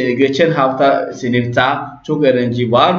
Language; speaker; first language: Turkish; non-native, learner; French